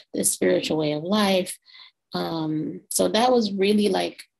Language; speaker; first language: English; native; English